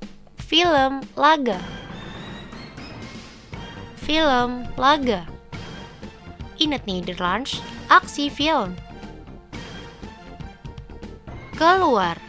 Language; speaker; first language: Dutch; non-native, fluent; Indonesian